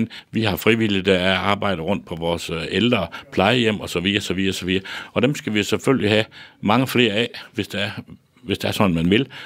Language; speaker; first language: Danish; native; Danish